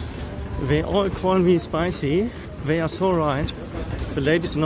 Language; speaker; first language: English; non-native, fluent; German